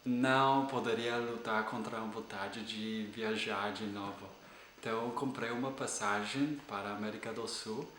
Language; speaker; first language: Portuguese; non-native, fluent; English